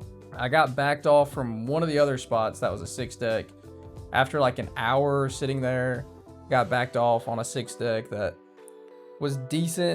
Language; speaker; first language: English; native; English